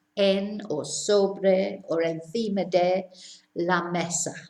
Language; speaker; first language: Spanish; non-native, fluent; English